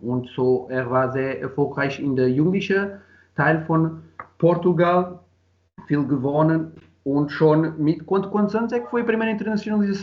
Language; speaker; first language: German; non-native, learner; Portuguese